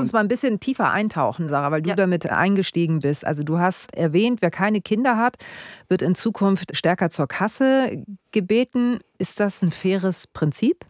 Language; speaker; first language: German; native; German